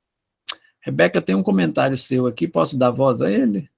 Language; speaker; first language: Portuguese; native; Portuguese